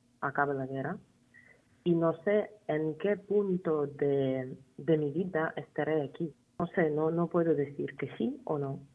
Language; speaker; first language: Spanish; non-native, fluent; Ukrainian